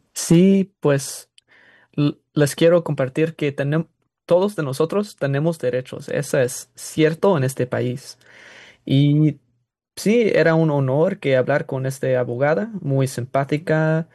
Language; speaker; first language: Spanish; non-native, learner; English